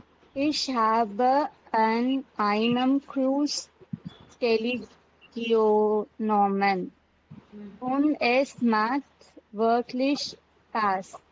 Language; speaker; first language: German; non-native, learner; Tamil